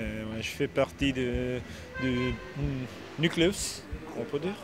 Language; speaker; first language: French; non-native, fluent; Italian